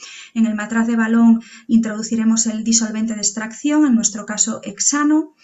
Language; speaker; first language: Spanish; native; Spanish